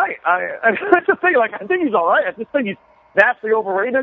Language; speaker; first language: English; native; English